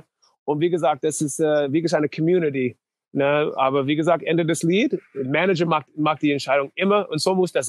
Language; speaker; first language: German; non-native, learner; English